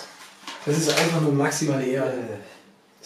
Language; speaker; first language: German; native; German